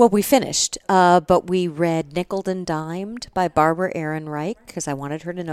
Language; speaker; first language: English; native; English